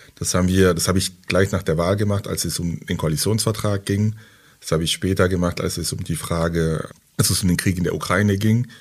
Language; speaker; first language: German; early bilingual, other home language; French